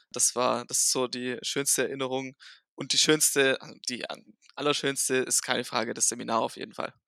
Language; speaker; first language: German; native; German